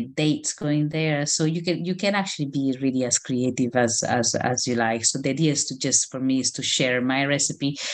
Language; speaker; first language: English; non-native, fluent; Italian